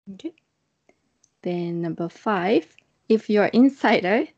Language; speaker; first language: English; non-native, fluent; Japanese